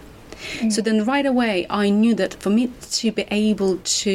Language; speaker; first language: English; non-native, fluent; Romanian